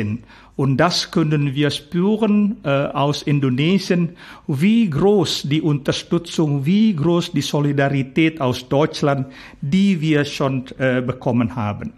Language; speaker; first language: German; non-native, fluent; Indonesian